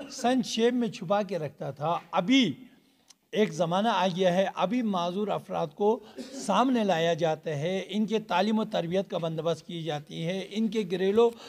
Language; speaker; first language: Urdu; non-native, local second language; Balti